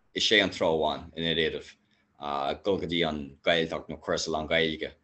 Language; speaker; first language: Irish; non-native, local second language; English